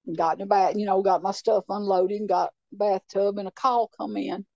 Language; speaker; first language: English; native; English